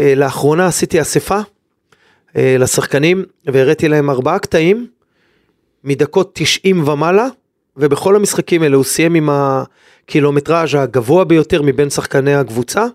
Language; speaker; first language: Hebrew; native; Hebrew